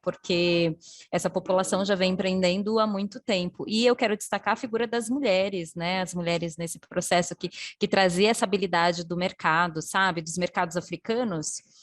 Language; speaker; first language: Portuguese; native; Portuguese